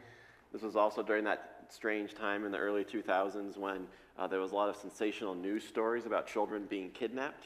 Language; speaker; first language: English; native; English